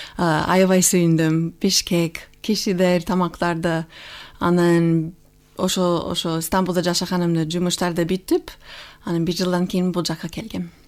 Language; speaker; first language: Kyrgyz; non-native, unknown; English